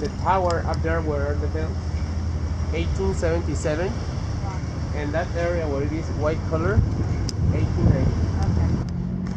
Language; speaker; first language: English; non-native, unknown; Spanish